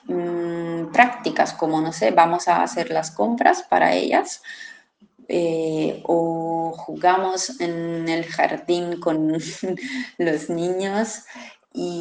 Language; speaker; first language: Spanish; non-native, fluent; Italian